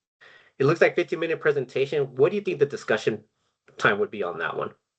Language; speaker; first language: English; native; English